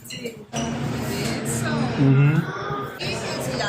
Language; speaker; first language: Spanish; native; Spanish